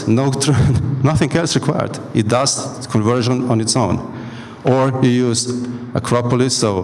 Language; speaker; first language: English; non-native, fluent; Slovenian